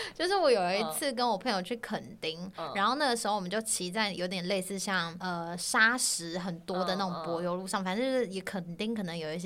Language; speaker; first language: Chinese; native; Chinese